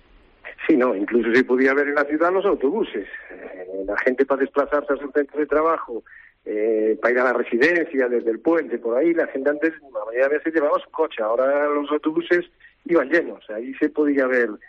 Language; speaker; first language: Spanish; native; Spanish